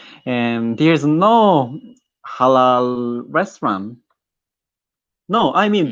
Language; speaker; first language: English; non-native, learner; Japanese